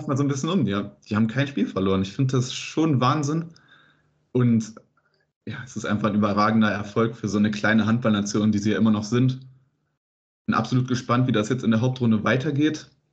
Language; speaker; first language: German; native; German